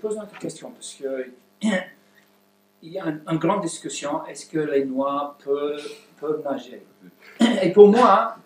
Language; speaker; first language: French; non-native, learner; English